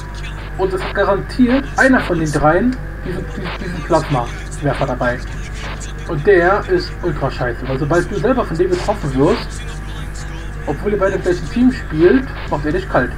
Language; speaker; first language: German; native; German